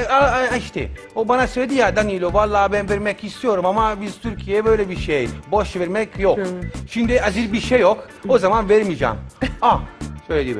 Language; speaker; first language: Turkish; non-native, learner; Italian